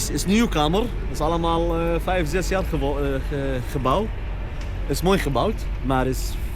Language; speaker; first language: Dutch; non-native, learner; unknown